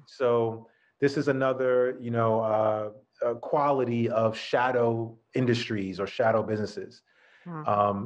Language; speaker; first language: English; native; English